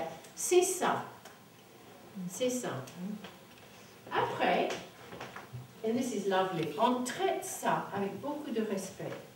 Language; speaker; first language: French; non-native, fluent; English